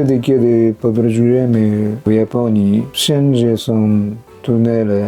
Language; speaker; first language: Polish; non-native, fluent; Japanese